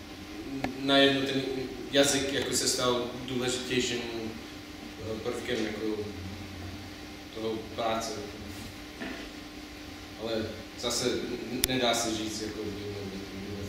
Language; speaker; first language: Czech; non-native, fluent; English